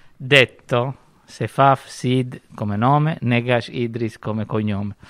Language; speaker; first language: Italian; non-native, fluent; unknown